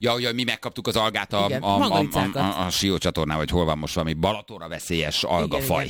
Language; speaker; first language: Hungarian; native; Hungarian